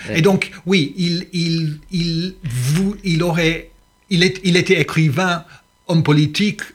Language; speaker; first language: French; non-native, fluent; English